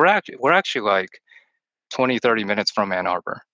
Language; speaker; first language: English; early bilingual, other home language; Chinese